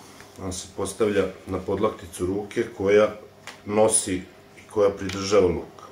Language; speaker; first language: Serbian; native; Serbian